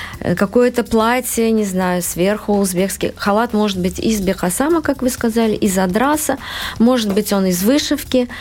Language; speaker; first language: Russian; non-native, local second language; Uzbek